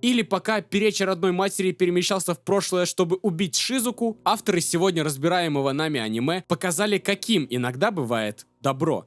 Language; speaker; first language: Russian; native; Russian